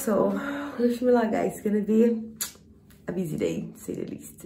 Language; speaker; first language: English; non-native, fluent; Portuguese